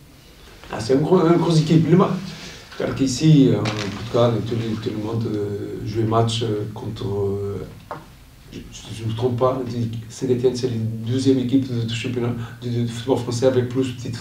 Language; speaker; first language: French; non-native, learner; Portuguese